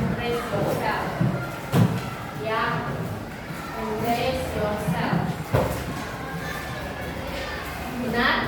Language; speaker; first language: English; non-native, learner; Indonesian